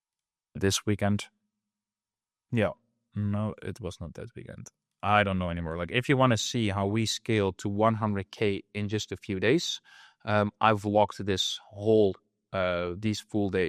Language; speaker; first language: English; non-native, fluent; Dutch